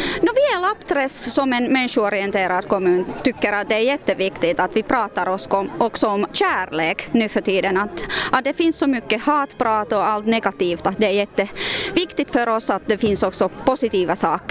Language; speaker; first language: Swedish; non-native, local second language; Finnish